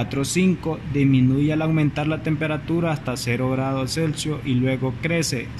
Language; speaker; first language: Spanish; native; Spanish